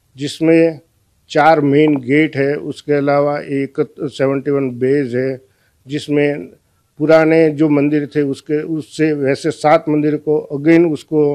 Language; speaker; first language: Hindi; non-native, local second language; Gujarati